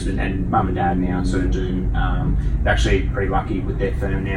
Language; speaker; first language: English; native; English